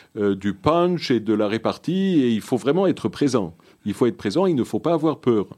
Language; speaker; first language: French; early bilingual, other home language; Hebrew